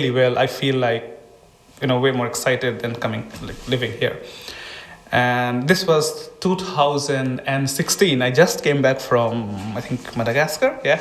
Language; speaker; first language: English; non-native, local second language; Hindi